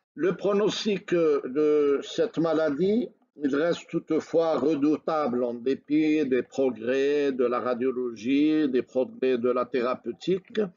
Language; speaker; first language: French; non-native, local second language; Arabic